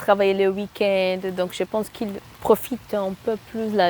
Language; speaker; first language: French; non-native, fluent; Portuguese